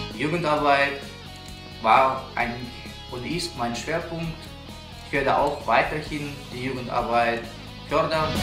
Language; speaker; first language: German; non-native, fluent; Russian